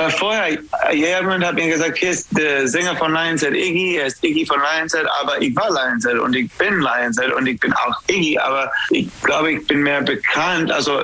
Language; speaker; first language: German; non-native, learner; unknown